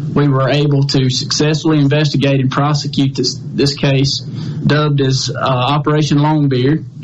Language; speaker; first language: English; native; English